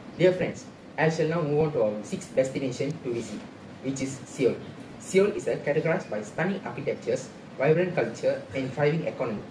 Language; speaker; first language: English; non-native, local second language; Tamil